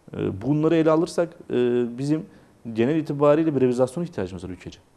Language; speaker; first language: Turkish; native; Turkish